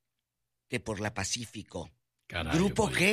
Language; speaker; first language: Spanish; native; Spanish